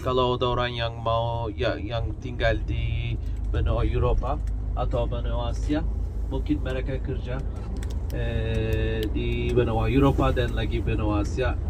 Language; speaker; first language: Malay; non-native, learner; Turkish